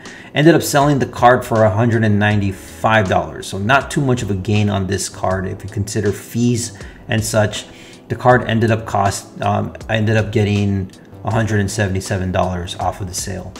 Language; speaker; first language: English; native; English